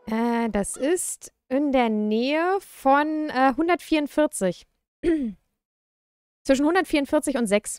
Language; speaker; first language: German; native; German